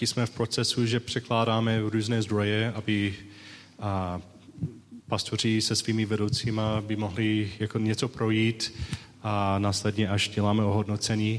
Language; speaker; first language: Czech; non-native, learner; English